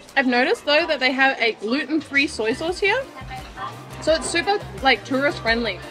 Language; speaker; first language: English; native; English